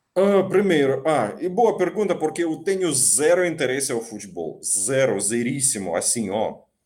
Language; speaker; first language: Portuguese; non-native, fluent; Ukrainian